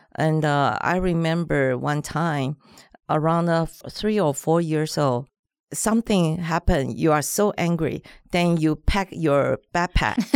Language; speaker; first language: English; non-native, learner; Chinese